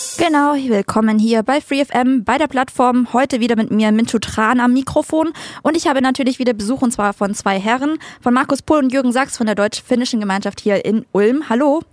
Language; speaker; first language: German; early bilingual, other home language; Vietnamese